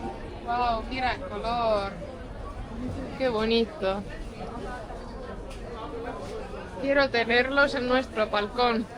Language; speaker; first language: Spanish; non-native, fluent; Estonian